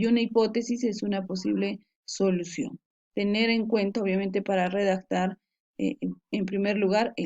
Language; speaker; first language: Spanish; native; Spanish